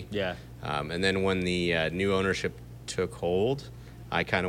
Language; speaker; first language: English; native; English